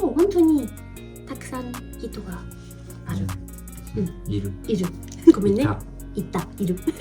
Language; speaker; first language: Japanese; non-native, learner; German